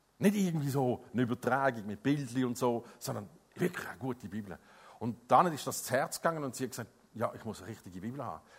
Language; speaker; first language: German; non-native, fluent; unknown